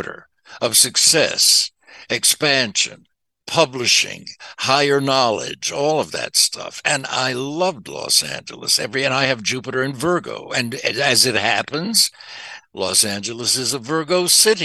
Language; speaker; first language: English; native; English